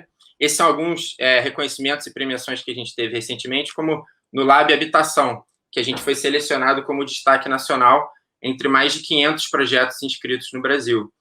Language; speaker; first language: Portuguese; native; Portuguese